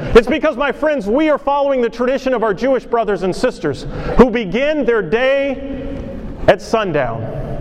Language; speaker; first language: English; native; English